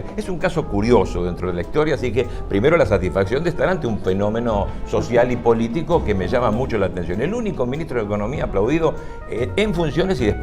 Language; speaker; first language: Spanish; native; Spanish